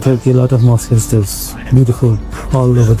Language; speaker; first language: English; non-native, learner; Hindi